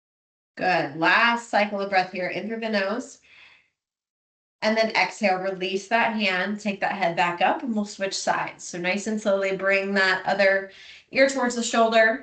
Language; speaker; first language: English; native; English